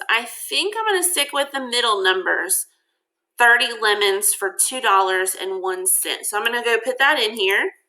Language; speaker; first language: English; native; English